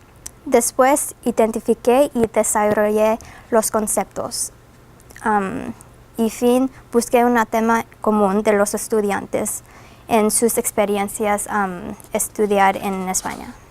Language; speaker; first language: Spanish; non-native, fluent; English